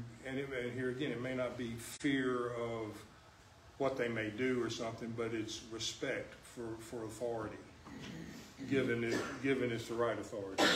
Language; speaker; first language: English; native; English